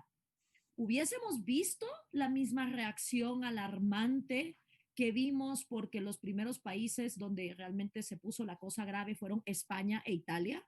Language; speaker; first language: Spanish; native; Spanish